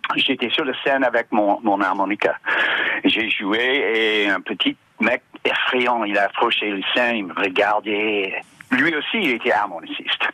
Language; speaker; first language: French; non-native, learner; English